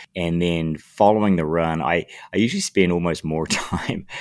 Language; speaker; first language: English; native; English